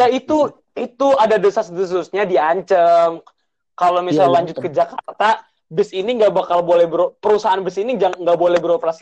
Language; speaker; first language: Indonesian; native; Indonesian